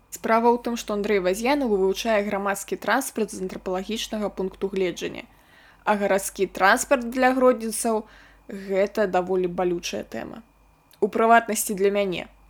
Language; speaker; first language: Belarusian; non-native, local second language; Russian